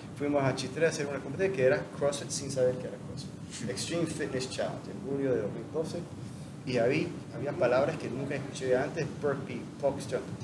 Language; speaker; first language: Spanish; non-native, fluent; English